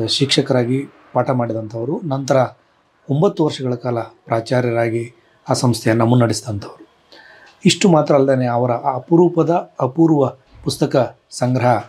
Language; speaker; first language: Kannada; native; Kannada